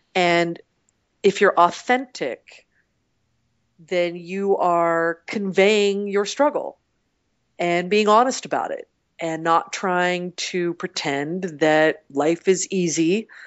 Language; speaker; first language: English; native; English